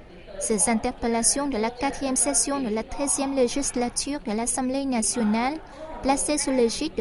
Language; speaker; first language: French; non-native, fluent; Vietnamese